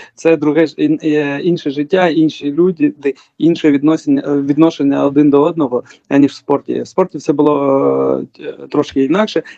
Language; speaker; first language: Ukrainian; early bilingual, other home language; Georgian